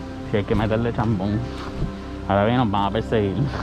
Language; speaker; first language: Spanish; early bilingual, heritage; Spanish